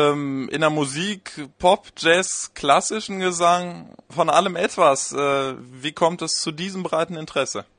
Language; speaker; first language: German; native; German